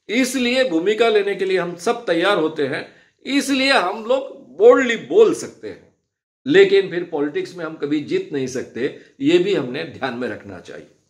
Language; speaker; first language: Hindi; non-native, local second language; Marathi